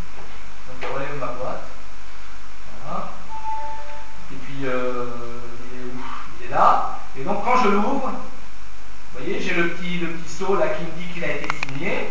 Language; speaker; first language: French; native; French